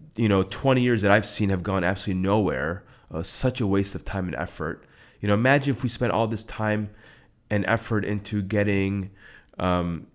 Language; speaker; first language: English; native; English